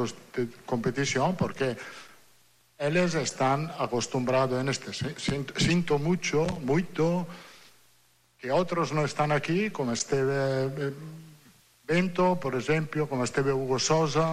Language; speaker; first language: Portuguese; non-native, learner; Italian